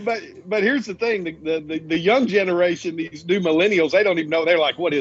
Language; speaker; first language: English; native; English